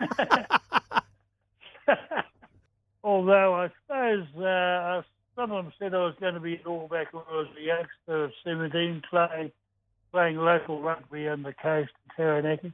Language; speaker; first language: English; native; English